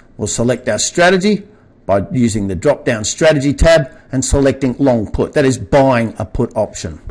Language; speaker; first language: English; native; English